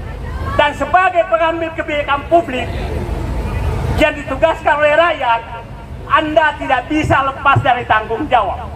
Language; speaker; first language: Indonesian; native; Indonesian